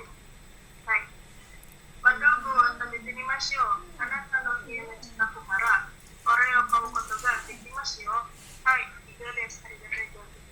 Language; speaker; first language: Japanese; non-native, learner; Indonesian